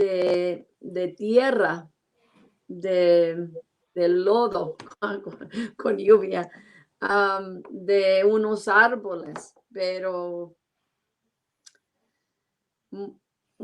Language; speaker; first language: Spanish; non-native, learner; English